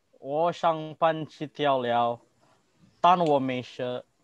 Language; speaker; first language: Chinese; non-native, learner; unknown